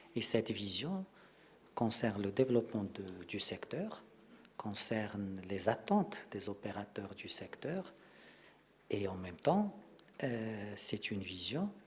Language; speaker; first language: French; non-native, local second language; Arabic